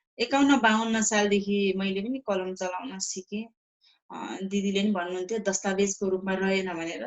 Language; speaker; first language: Nepali; non-native, local second language; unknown